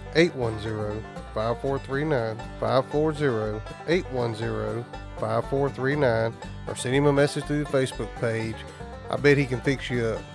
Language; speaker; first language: English; native; English